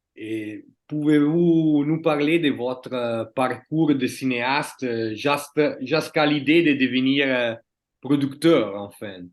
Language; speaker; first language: French; non-native, fluent; Italian